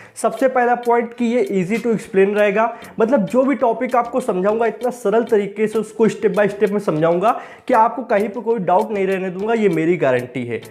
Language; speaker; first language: Hindi; native; Hindi